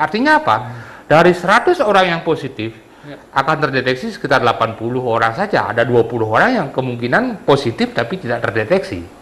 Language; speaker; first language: Indonesian; non-native, local second language; Balinese